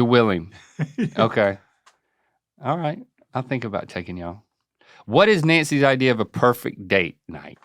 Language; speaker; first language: English; native; English